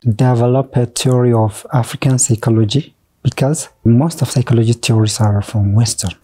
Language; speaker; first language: English; non-native, fluent; Oromo